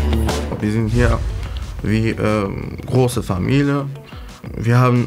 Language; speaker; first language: German; non-native, learner; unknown